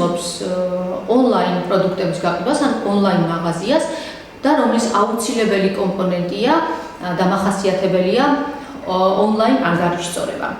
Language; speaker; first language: Georgian; native; Georgian